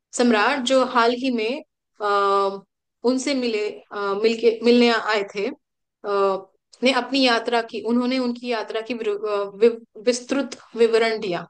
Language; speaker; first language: Hindi; native; Hindi